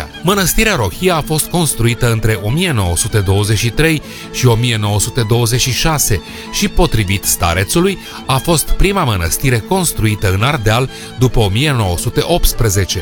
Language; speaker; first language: Romanian; native; Romanian